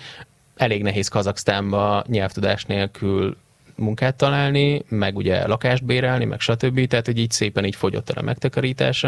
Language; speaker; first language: Hungarian; native; Hungarian